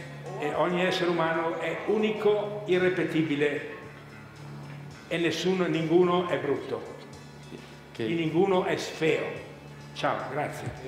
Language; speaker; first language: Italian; non-native, fluent; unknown